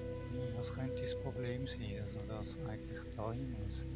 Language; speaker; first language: German; native; German